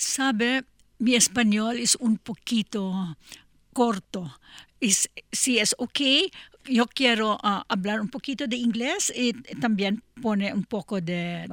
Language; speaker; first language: Spanish; non-native, learner; English